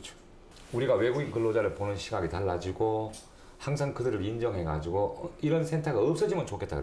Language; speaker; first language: Korean; native; Korean